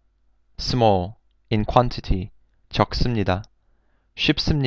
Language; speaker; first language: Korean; non-native, fluent; English